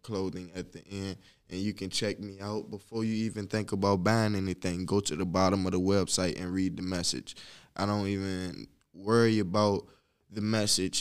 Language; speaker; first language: English; native; English